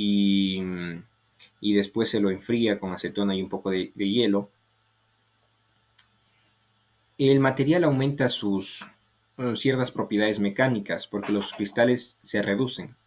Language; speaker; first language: Spanish; native; Spanish